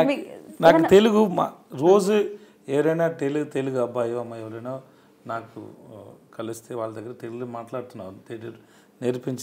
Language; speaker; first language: Telugu; non-native, learner; Tamil